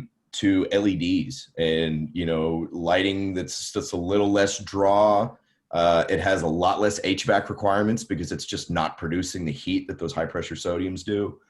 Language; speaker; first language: English; native; English